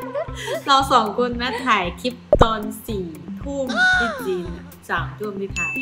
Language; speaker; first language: Thai; non-native, fluent; Chinese